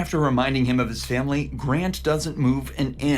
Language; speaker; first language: English; native; English